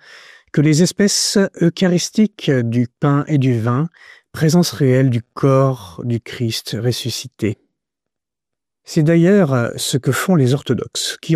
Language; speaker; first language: French; native; French